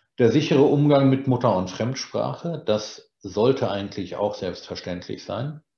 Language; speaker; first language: German; native; German